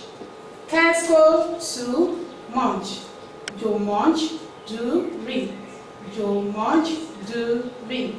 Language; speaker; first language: French; non-native, fluent; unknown